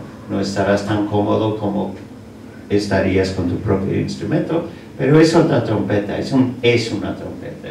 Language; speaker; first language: Spanish; non-native, fluent; English